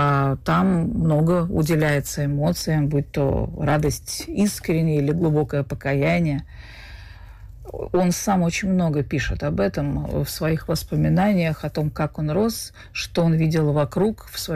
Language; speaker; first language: Russian; native; Russian